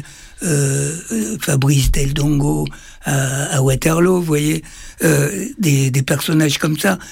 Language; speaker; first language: French; native; French